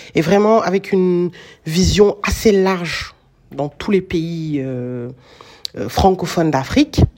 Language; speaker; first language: French; non-native, local second language; Wolof